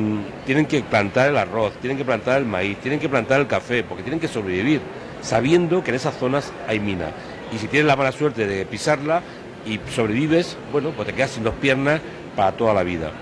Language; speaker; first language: Spanish; native; Spanish